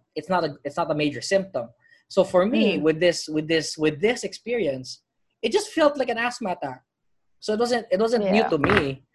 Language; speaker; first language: English; non-native, local second language; Filipino